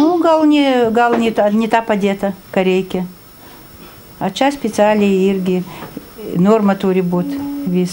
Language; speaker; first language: Lithuanian; non-native, local second language; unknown